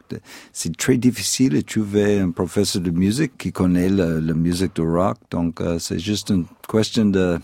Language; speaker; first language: French; non-native, fluent; English